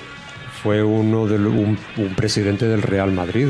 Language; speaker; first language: Spanish; native; Spanish